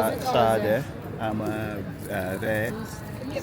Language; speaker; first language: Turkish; non-native, learner; English